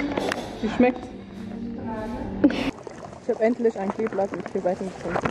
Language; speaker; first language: German; native; German